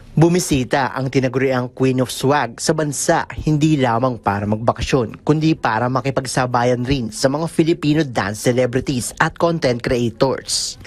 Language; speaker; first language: Filipino; native; Filipino